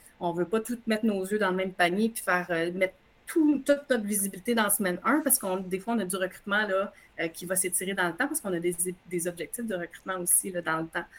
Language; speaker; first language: French; native; French